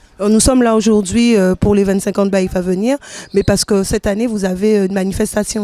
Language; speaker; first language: French; native; French